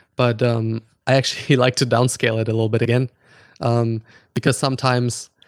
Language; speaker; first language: English; non-native, fluent; German